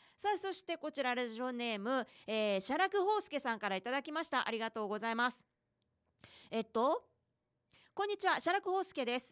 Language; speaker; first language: Japanese; native; Japanese